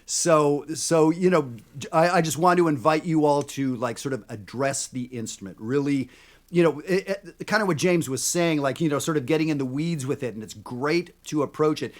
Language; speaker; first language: English; native; English